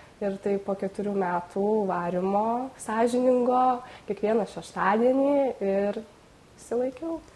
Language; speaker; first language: Lithuanian; native; Lithuanian